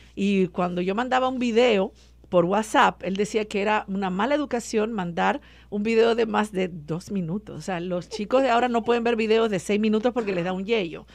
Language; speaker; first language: Spanish; native; Spanish